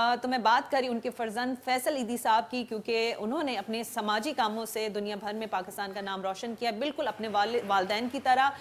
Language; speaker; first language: Urdu; native; Urdu